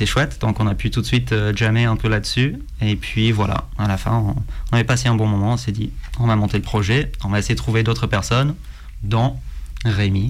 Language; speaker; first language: French; non-native, fluent; English